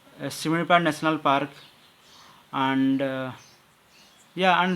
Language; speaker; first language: English; non-native, learner; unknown